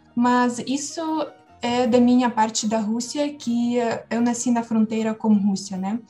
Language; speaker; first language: Portuguese; non-native, fluent; Ukrainian